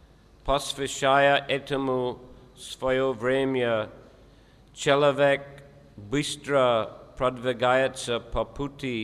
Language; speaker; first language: Russian; non-native, fluent; English